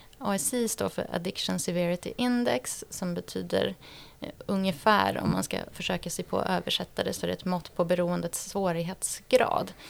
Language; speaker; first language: Swedish; native; Swedish